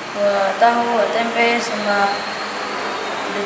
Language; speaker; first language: Arabic; non-native, learner; Indonesian